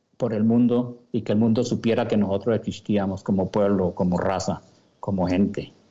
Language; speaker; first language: Spanish; native; Spanish